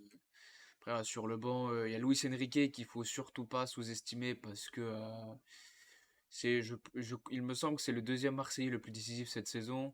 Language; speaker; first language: French; native; French